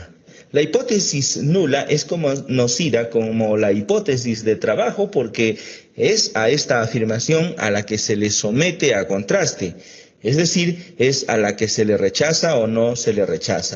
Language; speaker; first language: Spanish; native; Spanish